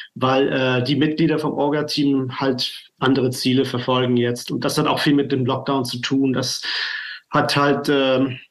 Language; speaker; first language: German; native; German